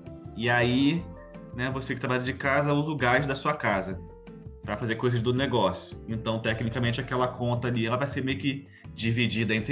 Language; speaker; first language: Portuguese; native; Portuguese